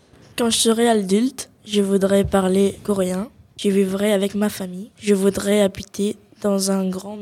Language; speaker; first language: French; non-native, learner; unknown